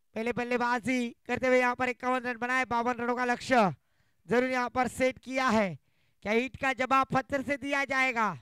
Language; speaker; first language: Hindi; non-native, local second language; Marathi